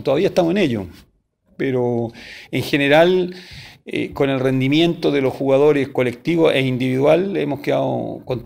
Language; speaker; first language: Spanish; native; Spanish